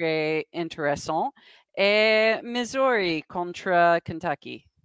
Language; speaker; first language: French; non-native, learner; English